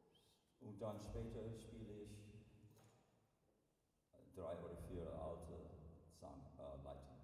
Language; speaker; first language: German; non-native, learner; English